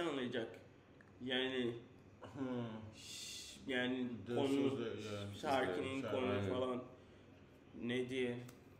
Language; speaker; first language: Turkish; non-native, learner; English